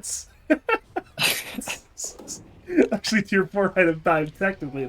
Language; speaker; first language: English; native; English